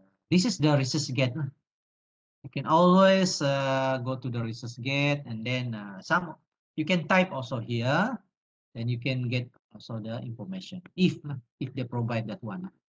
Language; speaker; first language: English; non-native, local second language; Malay